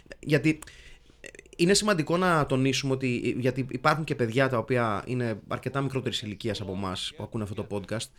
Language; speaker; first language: Greek; native; Greek